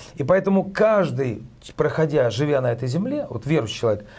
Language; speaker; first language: Russian; native; Russian